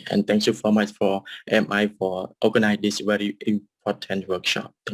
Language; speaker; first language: English; non-native, learner; Khmer